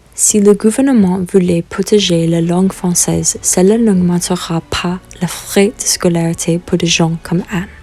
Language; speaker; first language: French; non-native, local second language; English